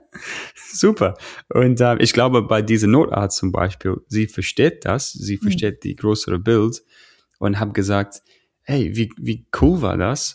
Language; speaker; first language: German; non-native, fluent; English